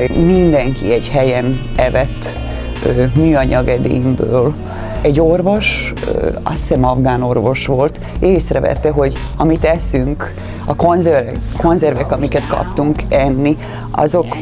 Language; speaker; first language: Hungarian; non-native, fluent; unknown